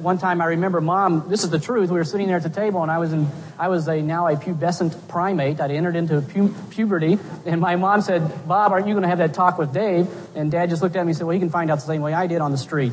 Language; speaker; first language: English; native; English